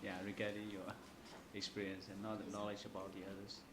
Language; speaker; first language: English; non-native, fluent; Burmese